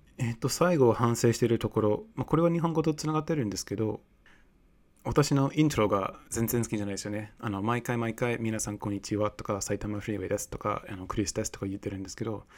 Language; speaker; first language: Japanese; non-native, fluent; English